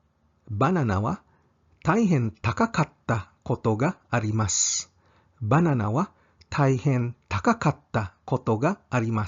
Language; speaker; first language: Japanese; non-native, fluent; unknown